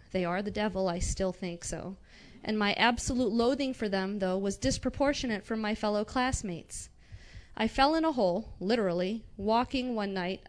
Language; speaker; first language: English; non-native, local second language; Arabic